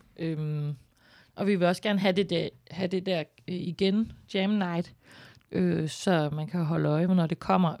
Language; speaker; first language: Danish; native; Danish